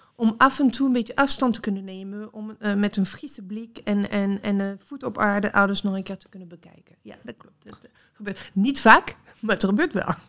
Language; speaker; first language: Dutch; non-native, fluent; French